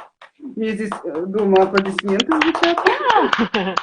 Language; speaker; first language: Russian; native; Russian